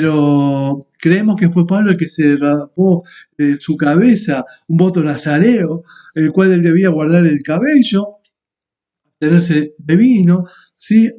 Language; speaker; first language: Spanish; native; Spanish